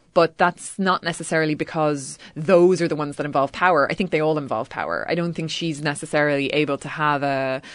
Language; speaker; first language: English; native; English